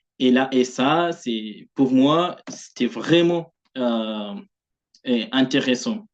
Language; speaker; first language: French; non-native, fluent; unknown